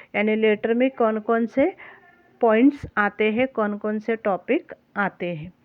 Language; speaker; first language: Hindi; non-native, local second language; Marathi